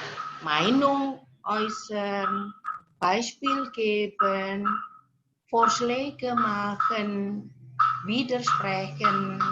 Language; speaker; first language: German; non-native, fluent; Indonesian